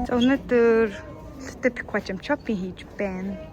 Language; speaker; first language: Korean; non-native, fluent; Mongolian